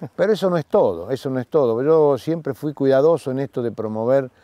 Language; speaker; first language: Spanish; native; Spanish